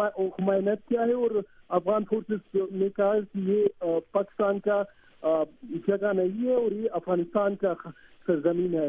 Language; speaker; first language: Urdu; non-native, learner; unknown